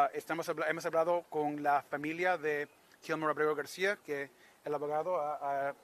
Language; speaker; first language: Spanish; early bilingual, heritage; Spanish